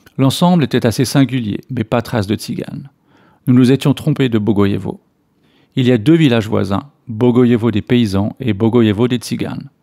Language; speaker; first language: French; native; French